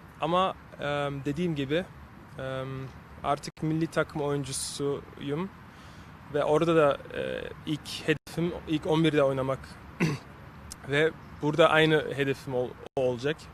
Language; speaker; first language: Turkish; early bilingual, heritage; Turkish